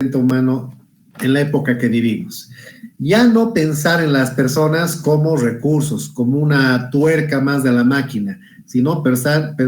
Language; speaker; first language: Spanish; native; Spanish